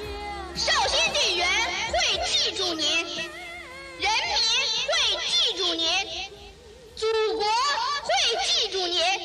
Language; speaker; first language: Chinese; native; Chinese